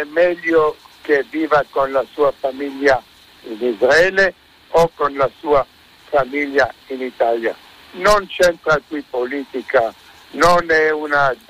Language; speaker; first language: Italian; non-native, fluent; Hebrew